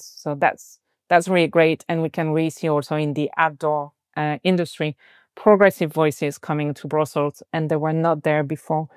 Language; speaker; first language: English; non-native, fluent; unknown